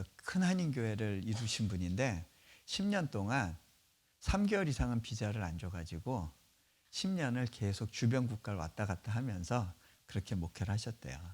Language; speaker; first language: Korean; native; Korean